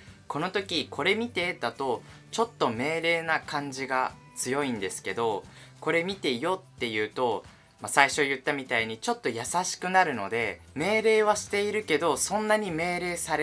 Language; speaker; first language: Japanese; native; Japanese